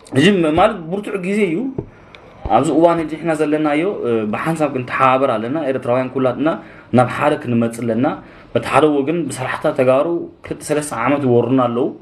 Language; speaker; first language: Tigrinya; early bilingual, heritage; Tigrinya